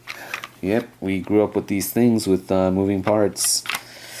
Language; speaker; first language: English; native; English